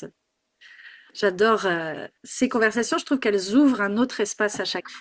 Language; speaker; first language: French; native; French